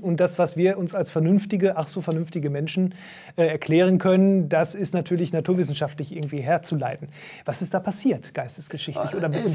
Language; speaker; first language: German; native; German